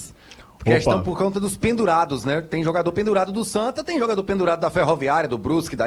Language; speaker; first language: Portuguese; native; Portuguese